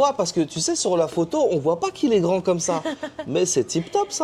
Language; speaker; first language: French; native; French